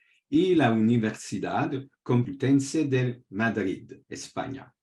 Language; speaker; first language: Spanish; non-native, fluent; French